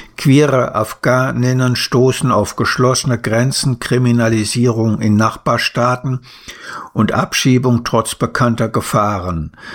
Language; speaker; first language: German; native; German